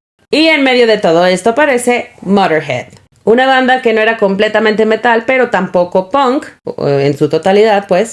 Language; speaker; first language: Spanish; native; Spanish